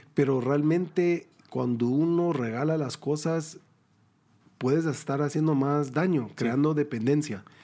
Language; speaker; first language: Spanish; early bilingual, heritage; Spanish